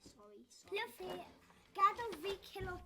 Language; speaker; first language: Welsh; non-native, local second language; English